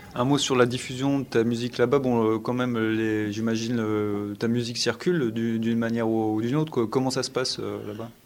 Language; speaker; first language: French; native; French